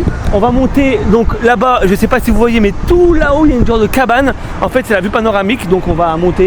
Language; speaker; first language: French; native; French